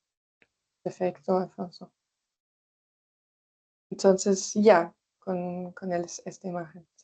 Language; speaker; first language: Spanish; non-native, fluent; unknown